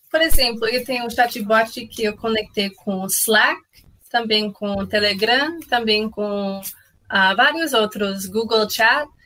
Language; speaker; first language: Portuguese; non-native, fluent; English